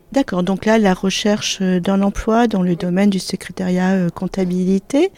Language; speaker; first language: French; native; French